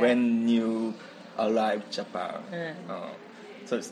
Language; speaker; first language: English; non-native, learner; Japanese